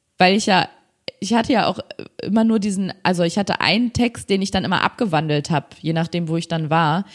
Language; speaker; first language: German; native; German